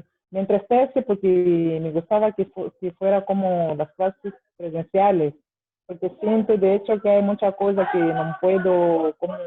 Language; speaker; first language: Spanish; non-native, fluent; Portuguese